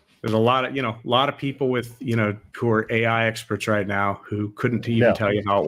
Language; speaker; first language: English; native; English